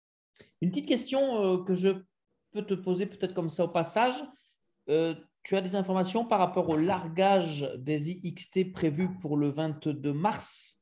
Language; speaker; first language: French; native; French